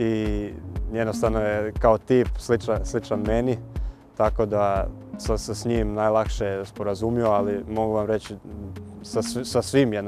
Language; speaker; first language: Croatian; early bilingual, heritage; Croatian